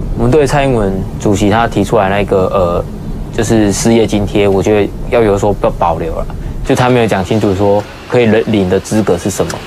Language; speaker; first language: Chinese; native; Chinese